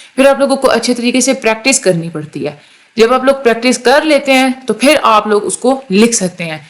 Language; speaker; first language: Urdu; native; Urdu